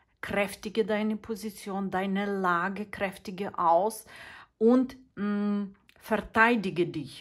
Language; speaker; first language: German; non-native, fluent; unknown